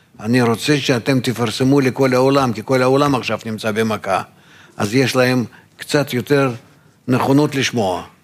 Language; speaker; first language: Hebrew; non-native, fluent; Russian